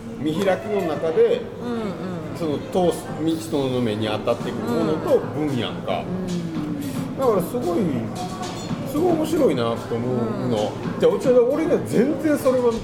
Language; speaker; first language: Japanese; native; Japanese